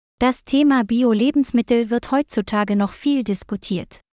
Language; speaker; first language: German; non-native, learner; Vietnamese